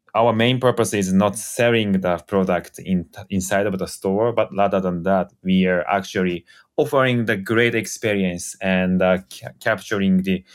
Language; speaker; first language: English; non-native, fluent; Japanese